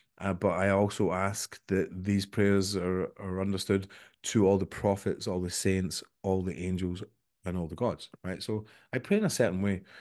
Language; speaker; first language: English; native; English